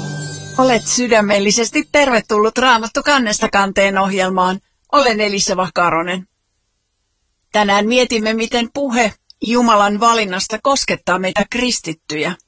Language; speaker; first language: Finnish; native; Finnish